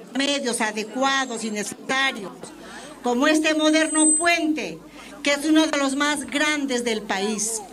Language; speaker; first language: Spanish; native; Spanish